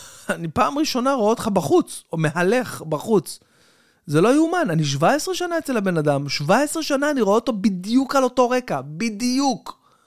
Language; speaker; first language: Hebrew; native; Hebrew